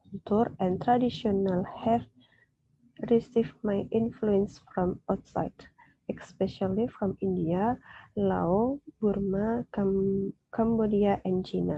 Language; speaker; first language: English; non-native, learner; Indonesian